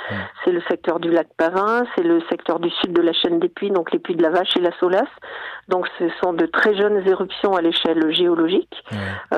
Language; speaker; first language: French; native; French